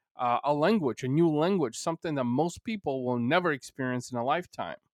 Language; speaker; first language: English; early bilingual, other home language; Bulgarian